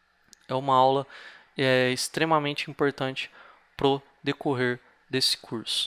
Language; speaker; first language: Portuguese; native; Portuguese